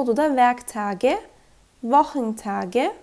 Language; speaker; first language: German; non-native, fluent; Turkish